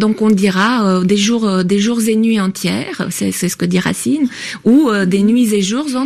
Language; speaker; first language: French; native; French